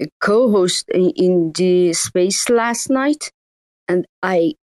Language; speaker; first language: English; non-native, learner; Persian